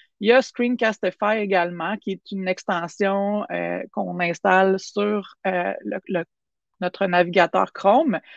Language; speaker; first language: French; native; French